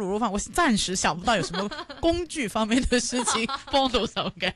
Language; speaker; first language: Chinese; non-native, local second language; Cantonese